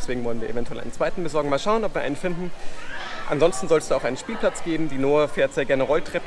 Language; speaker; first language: German; native; German